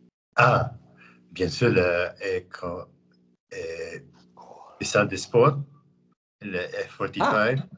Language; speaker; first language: French; non-native, learner; English